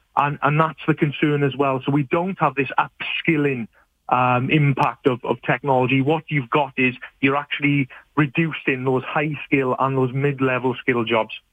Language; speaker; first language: English; native; English